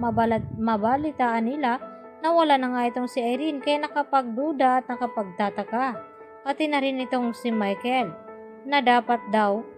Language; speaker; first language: Filipino; native; Filipino